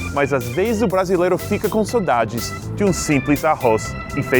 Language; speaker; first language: Portuguese; non-native, fluent; English